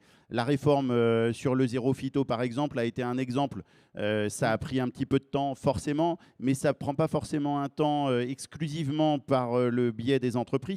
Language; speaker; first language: French; native; French